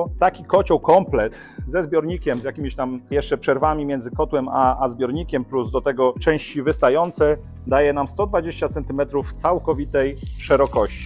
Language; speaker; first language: Polish; native; Polish